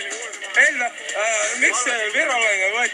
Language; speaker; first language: Finnish; non-native, learner; Estonian